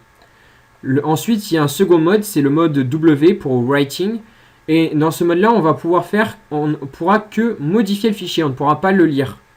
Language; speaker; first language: French; native; French